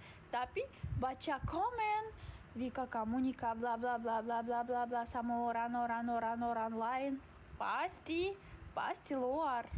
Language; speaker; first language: Indonesian; non-native, learner; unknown